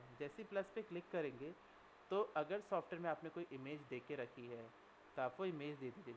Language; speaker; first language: Hindi; native; Hindi